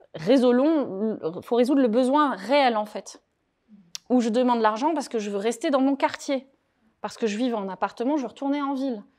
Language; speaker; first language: French; native; French